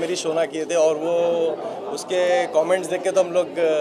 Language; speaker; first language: Hindi; native; Hindi